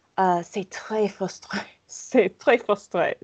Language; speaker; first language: French; non-native, learner; English